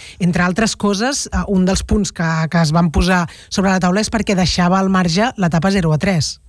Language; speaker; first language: Catalan; native; Catalan